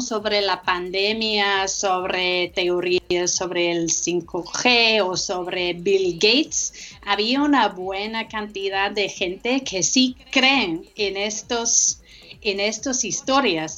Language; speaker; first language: Spanish; non-native, fluent; English